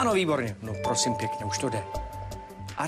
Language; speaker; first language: Czech; native; Czech